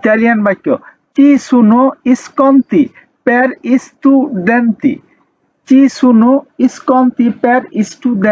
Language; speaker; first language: Italian; non-native, learner; Bangla